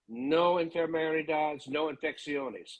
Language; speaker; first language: Spanish; non-native, learner; English